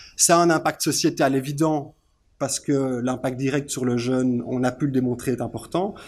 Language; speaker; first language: French; native; French